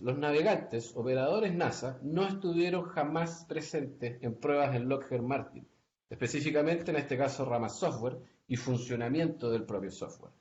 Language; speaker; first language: Spanish; native; Spanish